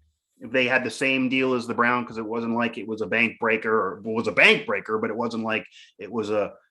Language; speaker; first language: English; native; English